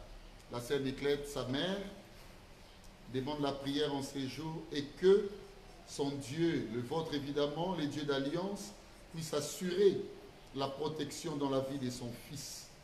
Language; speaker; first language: French; non-native, local second language; Lingala